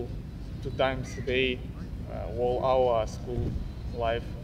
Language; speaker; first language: English; non-native, learner; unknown